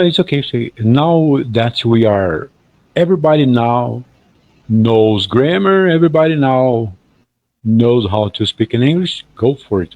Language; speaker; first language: English; non-native, fluent; Portuguese